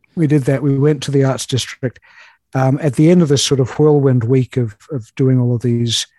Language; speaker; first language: English; native; English